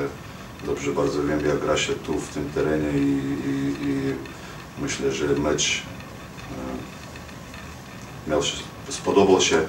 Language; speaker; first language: Polish; non-native, fluent; Lithuanian